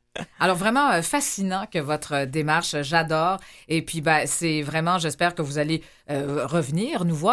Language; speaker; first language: French; native; French